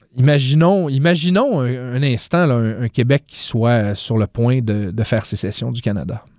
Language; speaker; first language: French; native; French